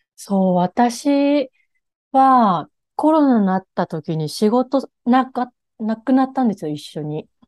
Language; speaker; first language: Japanese; native; Japanese